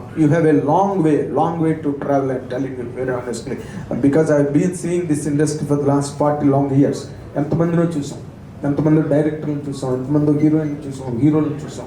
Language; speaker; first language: Telugu; native; Telugu